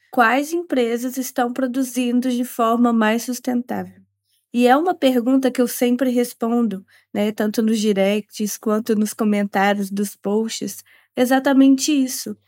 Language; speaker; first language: Portuguese; native; Portuguese